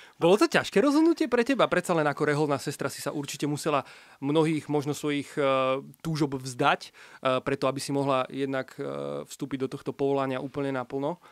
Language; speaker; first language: Slovak; native; Slovak